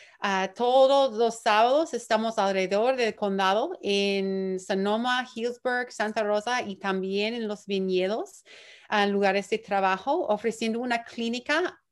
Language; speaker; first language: Spanish; early bilingual, heritage; Spanish